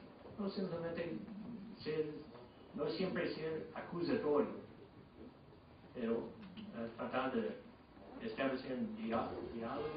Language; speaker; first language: Spanish; non-native, fluent; English